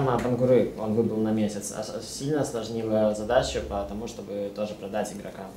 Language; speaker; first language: Russian; native; Russian